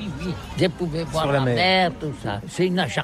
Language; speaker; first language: French; non-native, learner; Catalan